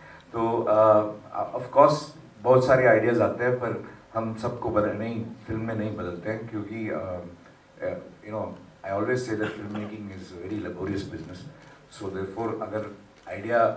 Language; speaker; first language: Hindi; non-native, local second language; Tamil